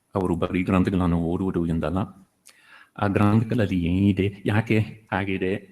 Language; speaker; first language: Kannada; non-native, fluent; Dutch